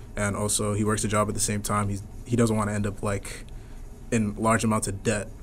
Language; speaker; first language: English; native; English